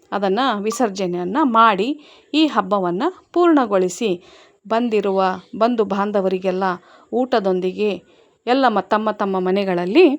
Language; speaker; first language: Kannada; non-native, local second language; Lambadi